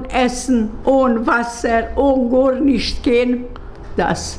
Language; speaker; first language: German; non-native, learner; Hungarian